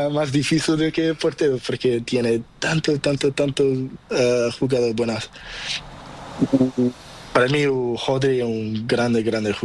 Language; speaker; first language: Spanish; non-native, learner; Portuguese